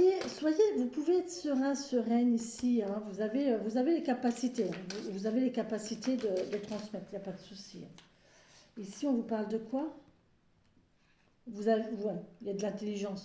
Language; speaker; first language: French; native; French